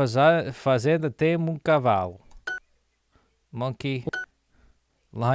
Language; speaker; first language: Portuguese; non-native, learner; English